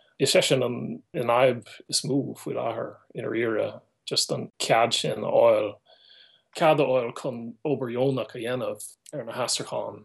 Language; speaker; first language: Irish; non-native, fluent; English